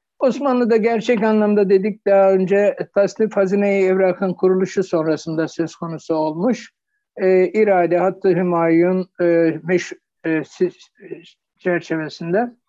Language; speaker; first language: Turkish; native; Turkish